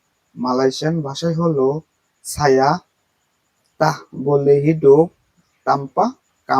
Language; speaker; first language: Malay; non-native, fluent; Bangla